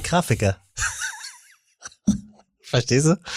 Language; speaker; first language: German; native; German